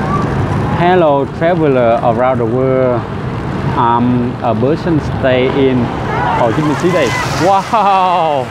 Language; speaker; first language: English; non-native, learner; Vietnamese